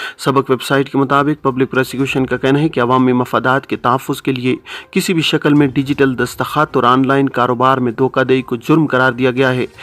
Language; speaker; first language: Urdu; native; Urdu